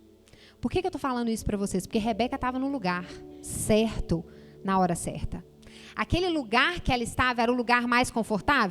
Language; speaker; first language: Portuguese; native; Portuguese